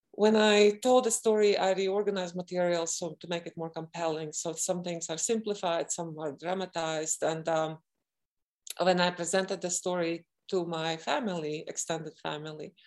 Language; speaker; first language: English; non-native, fluent; Latvian